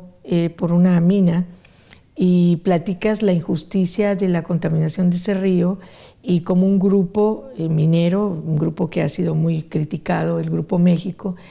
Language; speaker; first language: Spanish; native; Spanish